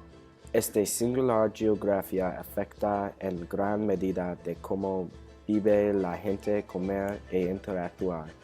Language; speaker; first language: Spanish; non-native, learner; English